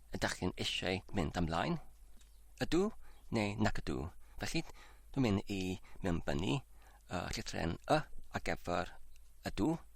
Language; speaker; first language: Welsh; non-native, learner; English